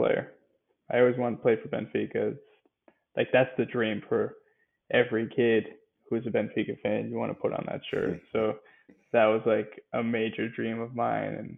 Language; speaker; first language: English; native; English